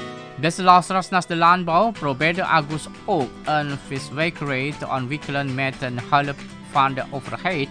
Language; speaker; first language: Dutch; non-native, fluent; Indonesian